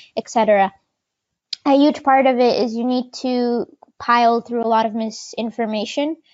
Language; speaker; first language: English; non-native, fluent; Arabic